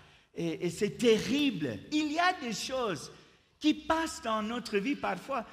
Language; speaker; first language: French; non-native, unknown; English